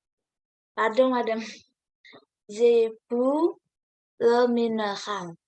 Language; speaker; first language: French; non-native, learner; Indonesian